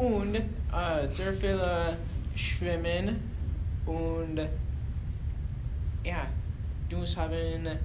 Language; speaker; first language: German; non-native, learner; English